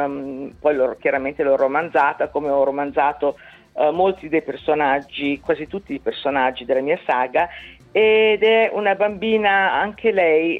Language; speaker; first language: Italian; native; Italian